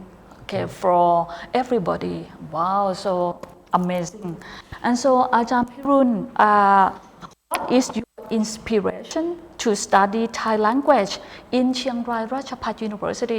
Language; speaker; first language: English; non-native, fluent; Thai